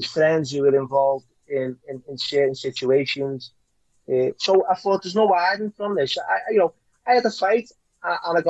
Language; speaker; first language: English; native; English